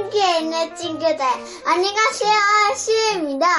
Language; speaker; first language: Korean; early bilingual, heritage; Korean